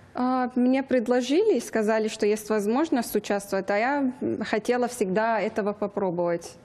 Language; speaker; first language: Russian; non-native, fluent; Persian